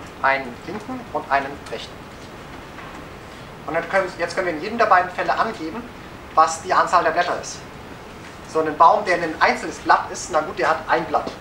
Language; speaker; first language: German; native; German